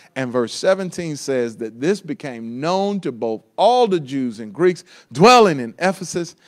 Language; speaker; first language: English; native; English